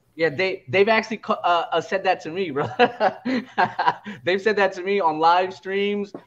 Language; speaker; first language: English; native; English